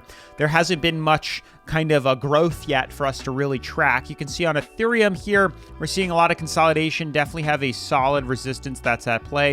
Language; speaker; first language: English; native; English